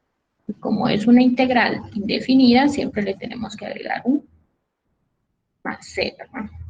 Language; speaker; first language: Spanish; native; Spanish